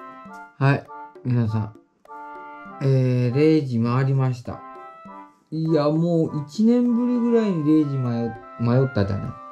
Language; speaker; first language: Japanese; native; Japanese